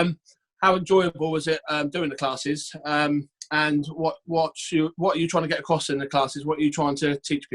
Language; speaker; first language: English; native; English